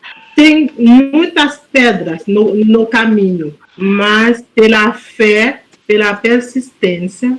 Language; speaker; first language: Portuguese; non-native, fluent; Haitian Creole